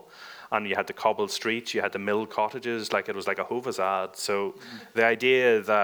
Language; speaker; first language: English; native; English